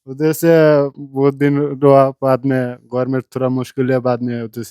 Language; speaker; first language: Hindi; non-native, learner; Bangla